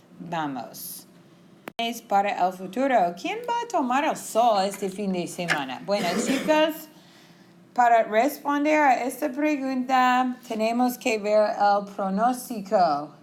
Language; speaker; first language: Spanish; non-native, fluent; English